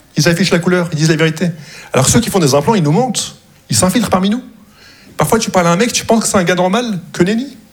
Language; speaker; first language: French; early bilingual, other home language; Arabic